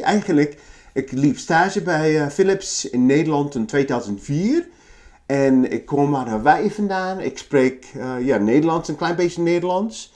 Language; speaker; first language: Dutch; non-native, learner; English